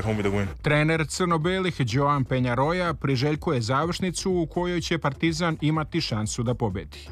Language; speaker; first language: Serbian; native; Serbian